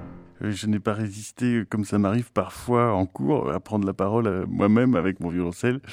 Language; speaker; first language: French; native; French